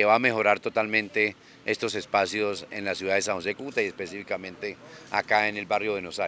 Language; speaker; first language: Spanish; native; Spanish